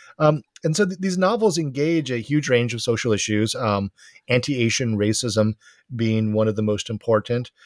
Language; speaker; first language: English; native; English